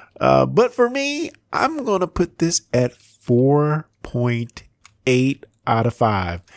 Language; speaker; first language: English; native; English